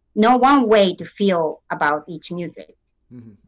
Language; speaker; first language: English; non-native, fluent; Japanese